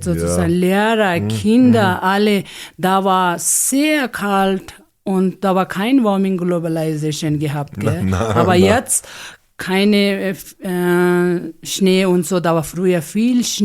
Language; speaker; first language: German; non-native, learner; Ladakhi